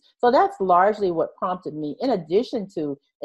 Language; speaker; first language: English; native; English